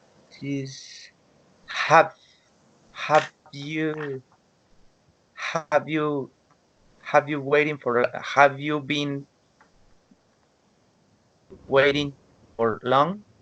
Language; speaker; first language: English; non-native, learner; Spanish